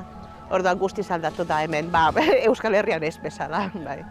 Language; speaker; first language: Basque; non-native, fluent; Finnish